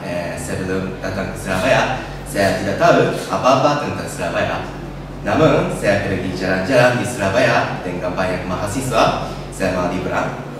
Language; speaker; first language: Indonesian; non-native, learner; Japanese